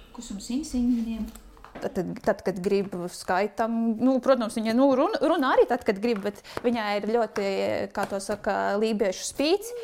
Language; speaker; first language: Latvian; native; Latvian